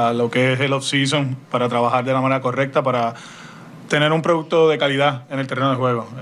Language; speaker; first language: Spanish; native; Spanish